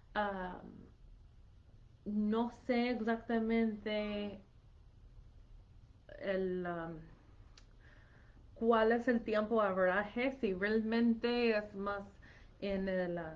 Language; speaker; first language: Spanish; non-native, fluent; English